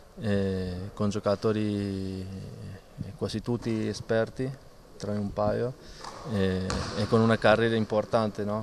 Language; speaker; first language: Italian; non-native, fluent; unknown